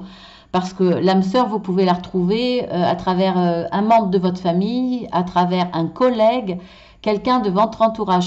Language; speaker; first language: French; native; French